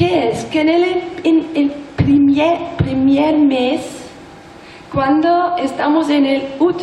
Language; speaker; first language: Spanish; non-native, learner; German